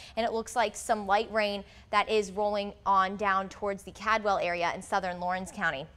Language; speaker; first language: English; native; English